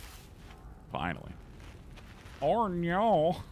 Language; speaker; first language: English; native; English